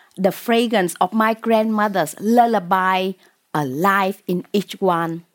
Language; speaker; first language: English; non-native, fluent; Vietnamese